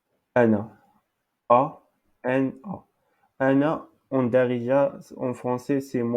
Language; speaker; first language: French; non-native, local second language; Arabic